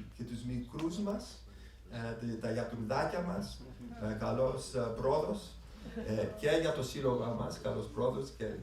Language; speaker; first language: Greek; early bilingual, heritage; Greek